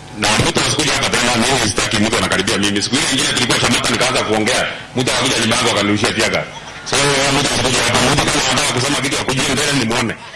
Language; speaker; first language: Swahili; non-native, local second language; Kikuyu